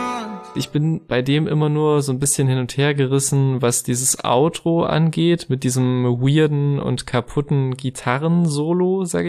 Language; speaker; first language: German; native; German